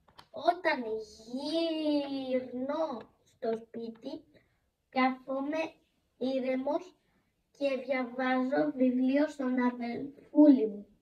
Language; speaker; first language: Greek; early bilingual, other home language; Chinese